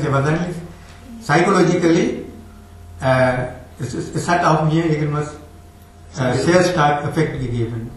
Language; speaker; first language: German; non-native, fluent; Tamil